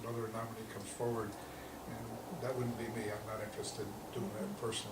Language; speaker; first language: English; native; English